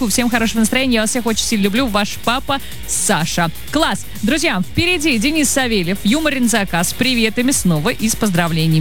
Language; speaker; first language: Russian; native; Russian